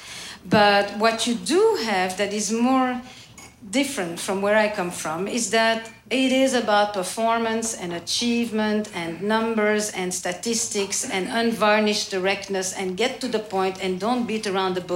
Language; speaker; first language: English; non-native, fluent; French